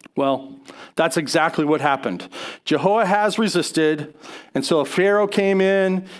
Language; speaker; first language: English; native; English